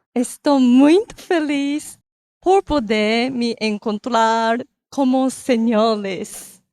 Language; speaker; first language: Portuguese; non-native, learner; Japanese